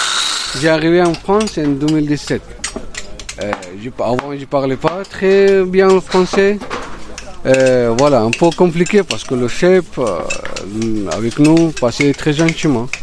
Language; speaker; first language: French; non-native, learner; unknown